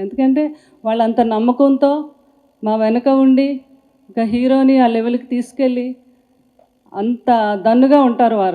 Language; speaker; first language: Telugu; native; Telugu